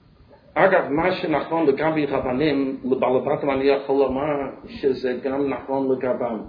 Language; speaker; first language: Hebrew; non-native, fluent; English